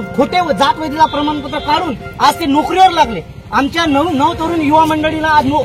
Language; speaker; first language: Marathi; non-native, local second language; Lambadi